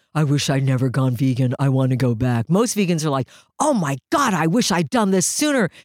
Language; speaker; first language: English; early bilingual, other home language; Japanese